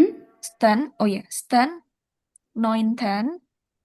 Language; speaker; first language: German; non-native, learner; Indonesian